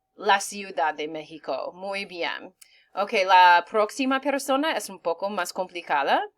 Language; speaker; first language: Spanish; non-native, fluent; English